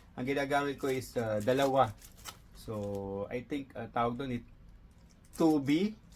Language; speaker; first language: Filipino; native; Filipino